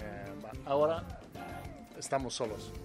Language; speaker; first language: Portuguese; non-native, learner; Italian